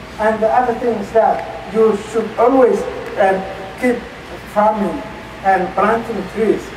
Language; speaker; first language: English; non-native, fluent; Somali